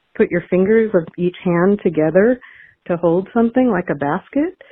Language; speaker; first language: English; native; English